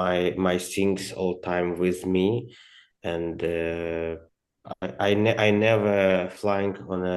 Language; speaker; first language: English; non-native, learner; Ukrainian